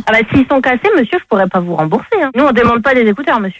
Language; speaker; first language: French; native; French